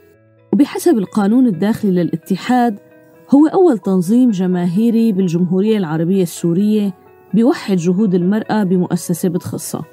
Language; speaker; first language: Arabic; native; Arabic